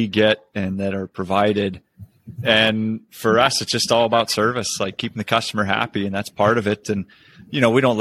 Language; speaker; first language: English; native; English